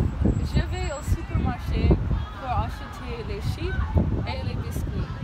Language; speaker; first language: French; non-native, learner; English